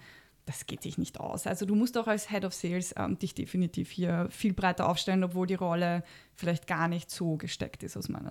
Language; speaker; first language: German; native; German